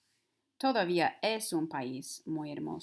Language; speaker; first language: Spanish; non-native, fluent; English